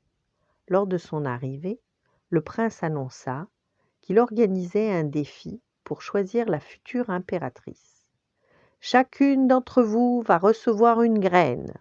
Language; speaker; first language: French; native; French